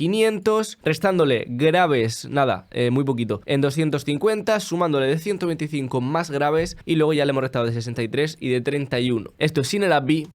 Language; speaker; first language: Spanish; native; Spanish